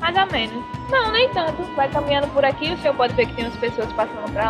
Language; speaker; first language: Portuguese; native; Portuguese